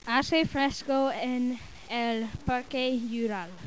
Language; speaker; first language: Spanish; non-native, learner; English